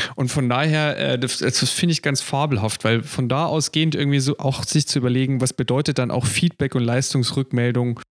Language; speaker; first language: German; native; German